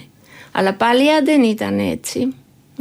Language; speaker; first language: Greek; non-native, learner; Georgian